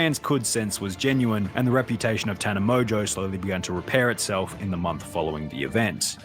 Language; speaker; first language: English; native; English